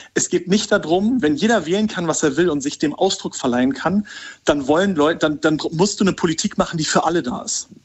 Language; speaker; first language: German; native; German